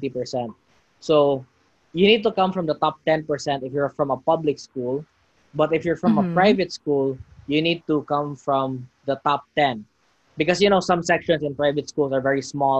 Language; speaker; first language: English; non-native, local second language; Cebuano